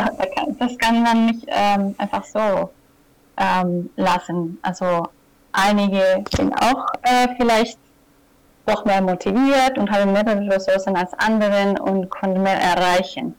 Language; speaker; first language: German; non-native, fluent; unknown